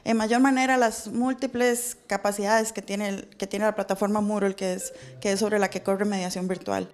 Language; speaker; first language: Spanish; native; Spanish